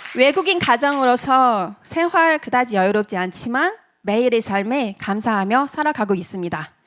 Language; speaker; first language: Korean; non-native, fluent; Chinese